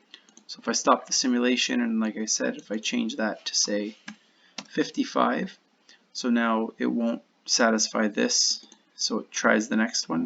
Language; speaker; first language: English; native; English